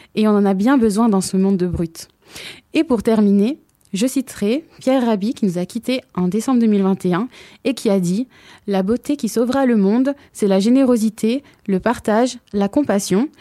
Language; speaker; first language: French; native; French